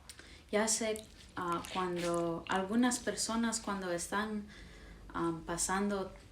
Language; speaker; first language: Spanish; early bilingual, heritage; English